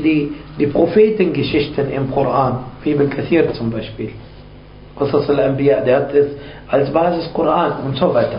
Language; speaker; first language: German; non-native, fluent; Arabic